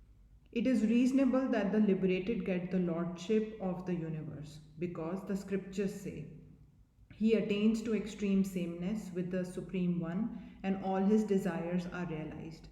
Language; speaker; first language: English; non-native, local second language; Hindi